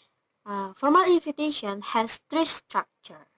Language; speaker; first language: English; non-native, learner; Indonesian